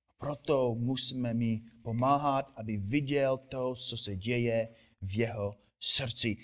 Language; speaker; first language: Czech; non-native, fluent; English